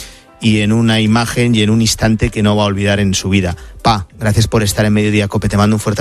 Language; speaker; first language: Spanish; native; Spanish